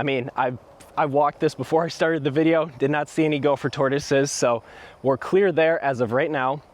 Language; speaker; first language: English; native; English